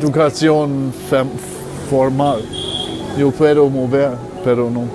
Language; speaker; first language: Spanish; non-native, learner; German